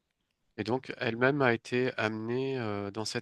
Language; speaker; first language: French; native; French